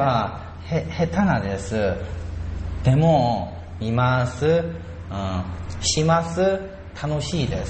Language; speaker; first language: Japanese; non-native, learner; Korean